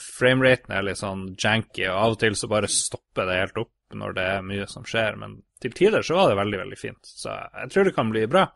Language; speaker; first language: Norwegian; native; Norwegian